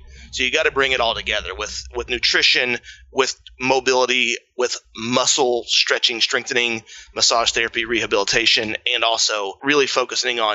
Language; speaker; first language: English; native; English